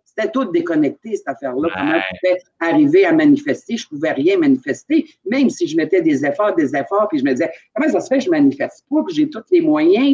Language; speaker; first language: French; native; French